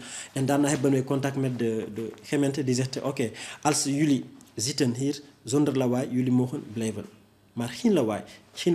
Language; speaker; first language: Dutch; non-native, fluent; French